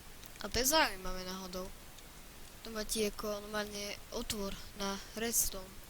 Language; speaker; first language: Slovak; native; Slovak